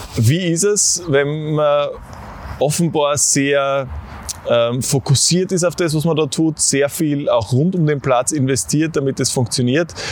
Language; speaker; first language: German; native; German